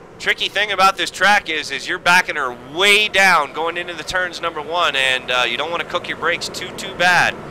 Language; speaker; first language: English; native; English